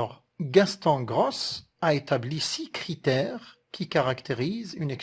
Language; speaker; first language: French; non-native, local second language; Arabic